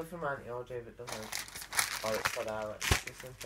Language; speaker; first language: English; native; English